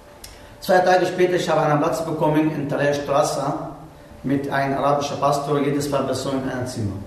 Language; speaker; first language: German; non-native, learner; Arabic